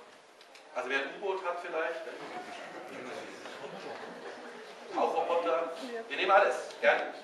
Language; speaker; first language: German; native; German